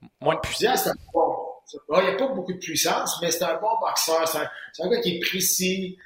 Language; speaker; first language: French; native; French